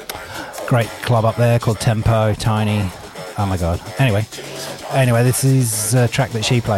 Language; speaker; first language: English; native; English